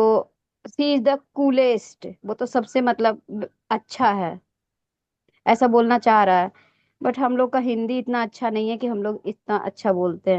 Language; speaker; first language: Hindi; non-native, local second language; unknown